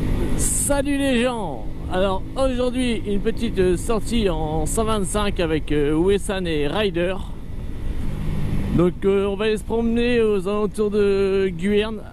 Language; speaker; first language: French; native; French